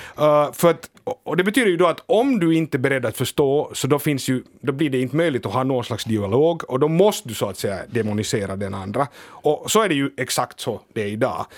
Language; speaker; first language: Swedish; native; Swedish